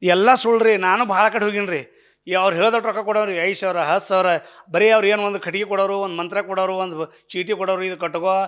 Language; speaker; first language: Kannada; native; Kannada